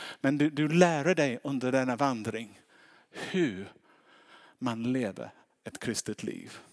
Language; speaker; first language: Swedish; non-native, fluent; English